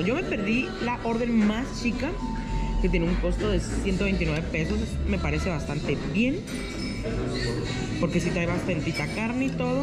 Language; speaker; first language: Spanish; native; Spanish